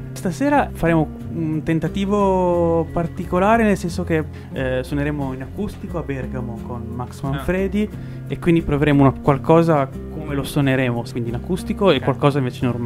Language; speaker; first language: Italian; native; Italian